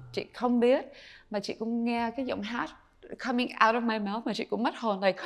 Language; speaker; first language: Vietnamese; early bilingual, heritage; Vietnamese